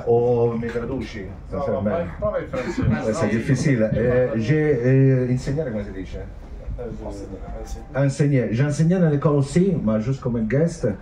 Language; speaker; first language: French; non-native, fluent; Italian